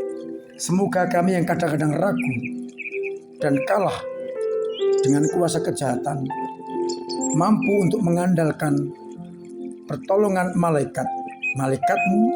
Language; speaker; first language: Indonesian; non-native, local second language; Javanese